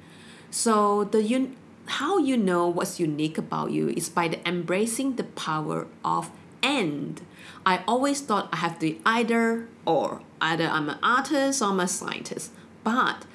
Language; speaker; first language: English; non-native, local second language; Chinese